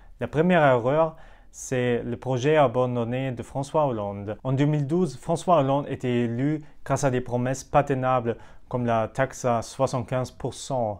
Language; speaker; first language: French; non-native, fluent; German